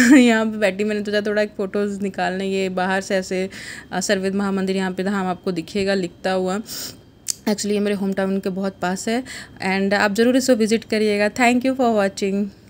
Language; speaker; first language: Hindi; native; Hindi